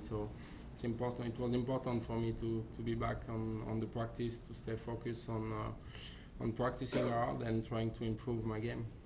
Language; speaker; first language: English; non-native, fluent; French